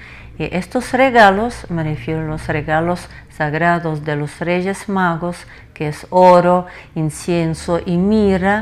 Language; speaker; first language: Spanish; non-native, fluent; Russian